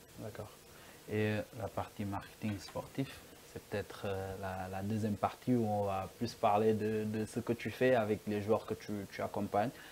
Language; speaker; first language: French; non-native, local second language; Wolof